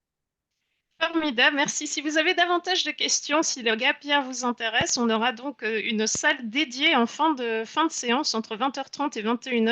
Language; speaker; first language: French; native; French